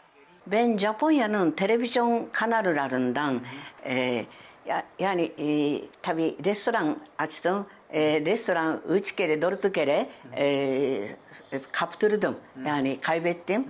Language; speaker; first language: Turkish; non-native, fluent; Japanese